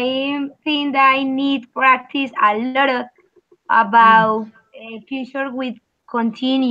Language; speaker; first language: English; non-native, learner; Spanish